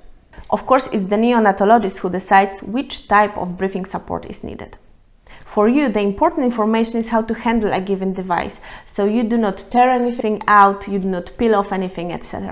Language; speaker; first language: English; non-native, fluent; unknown